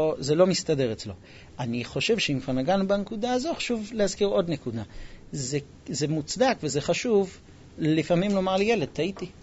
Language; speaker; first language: Hebrew; non-native, fluent; English